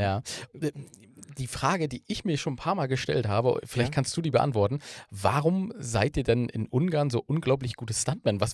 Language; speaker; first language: German; native; German